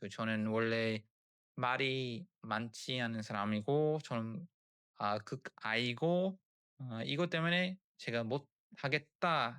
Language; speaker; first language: Korean; non-native, learner; English